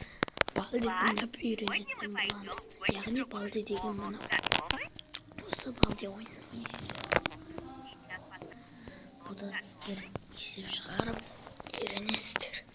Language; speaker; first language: Kazakh; native; Kazakh